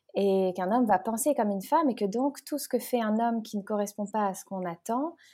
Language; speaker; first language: French; native; French